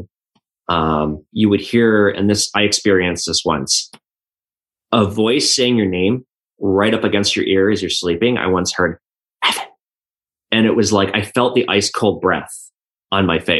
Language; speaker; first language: English; native; English